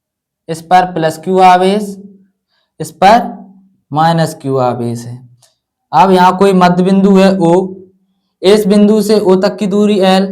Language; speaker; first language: Hindi; native; Hindi